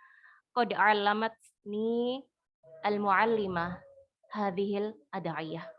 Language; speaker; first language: Arabic; non-native, fluent; Indonesian